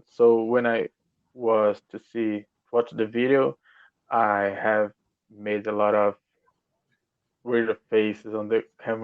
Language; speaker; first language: English; non-native, learner; Portuguese